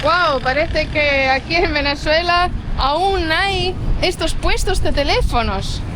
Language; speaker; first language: Spanish; non-native, fluent; Estonian